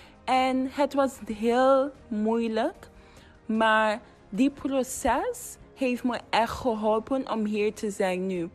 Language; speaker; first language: Dutch; non-native, fluent; English